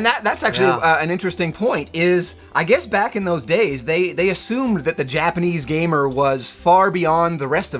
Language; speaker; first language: English; native; English